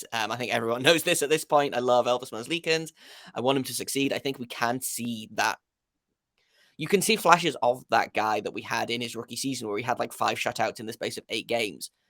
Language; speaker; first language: English; native; English